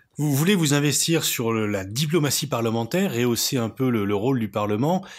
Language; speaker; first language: French; native; French